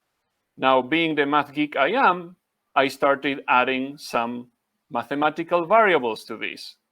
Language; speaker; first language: English; non-native, fluent; Spanish